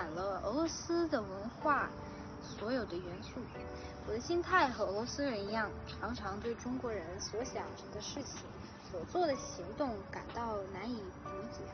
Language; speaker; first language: Chinese; early bilingual, other home language; Russian